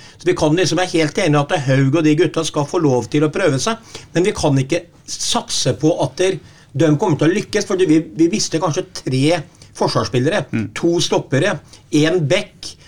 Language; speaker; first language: Norwegian; native; Norwegian